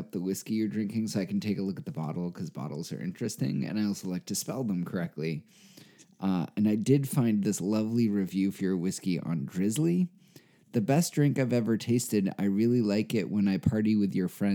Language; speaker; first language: English; native; English